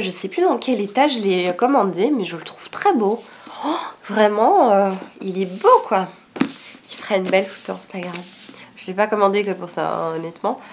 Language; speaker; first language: French; native; French